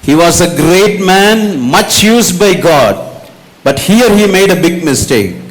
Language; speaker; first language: English; non-native, local second language; Tamil